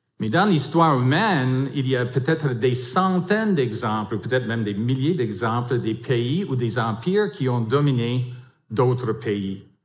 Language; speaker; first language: French; non-native, fluent; English